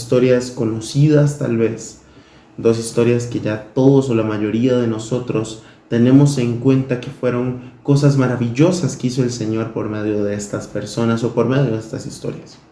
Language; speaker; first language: Spanish; native; Spanish